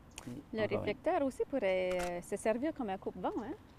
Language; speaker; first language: French; native; French